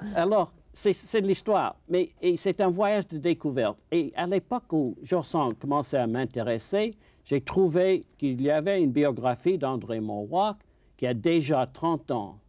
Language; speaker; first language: French; non-native, fluent; English